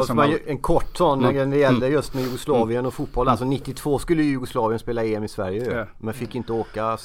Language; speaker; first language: Swedish; native; Swedish